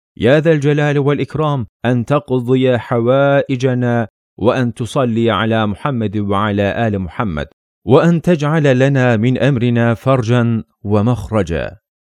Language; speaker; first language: Arabic; non-native, fluent; Turkish